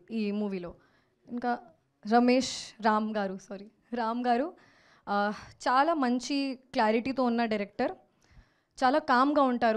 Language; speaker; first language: Telugu; non-native, fluent; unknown